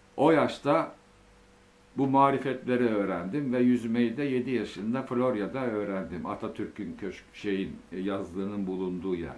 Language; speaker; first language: Turkish; early bilingual, other home language; Finnish